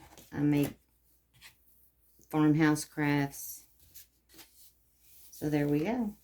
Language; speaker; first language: English; native; English